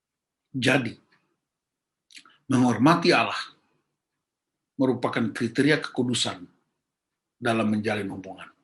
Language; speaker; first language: Indonesian; native; Indonesian